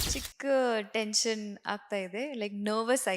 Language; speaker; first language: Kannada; non-native, local second language; Marathi